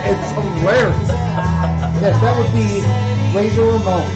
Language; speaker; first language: English; native; English